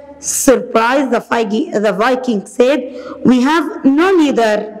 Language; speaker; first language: English; non-native, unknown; Arabic